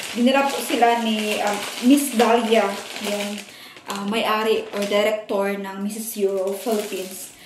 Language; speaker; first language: Filipino; non-native, local second language; Cebuano